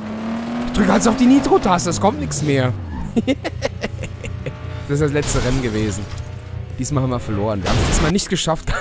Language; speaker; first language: German; native; German